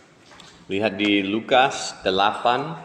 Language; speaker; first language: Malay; non-native, fluent; English